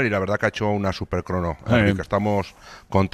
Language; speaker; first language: Spanish; native; Spanish